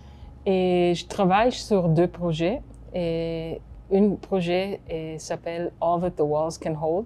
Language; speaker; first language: French; non-native, fluent; Hebrew